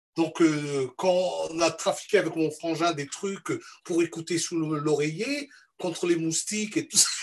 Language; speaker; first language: French; non-native, local second language; Malagasy